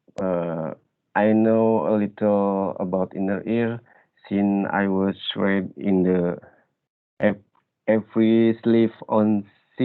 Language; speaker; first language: English; non-native, learner; Indonesian